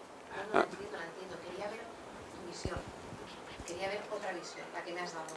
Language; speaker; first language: Spanish; native; Spanish